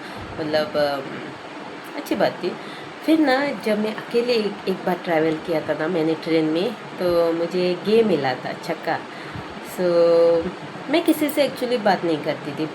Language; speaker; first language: Hindi; non-native, local second language; Konkani